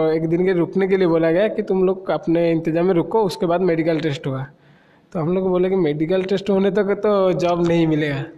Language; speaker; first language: Hindi; non-native, local second language; Odia